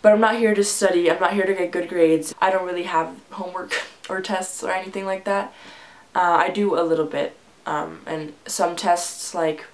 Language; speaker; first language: English; non-native, fluent; Finnish